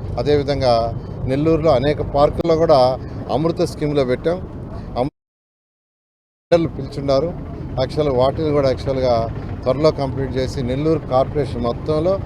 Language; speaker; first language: Telugu; native; Telugu